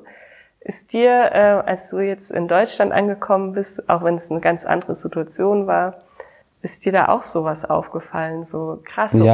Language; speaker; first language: German; native; German